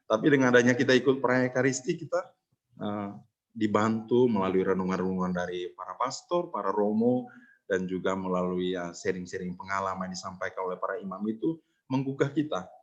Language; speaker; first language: Indonesian; native; Indonesian